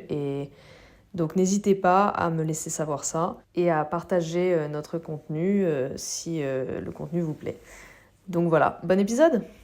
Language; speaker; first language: French; native; French